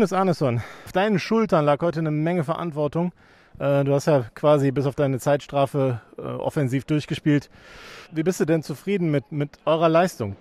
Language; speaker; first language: German; native; German